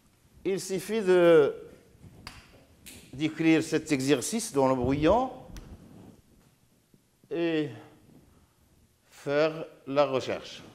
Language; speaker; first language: French; non-native, local second language; Arabic